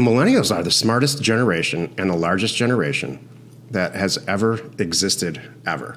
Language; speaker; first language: English; native; English